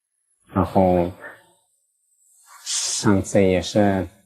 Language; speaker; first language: Chinese; non-native, fluent; English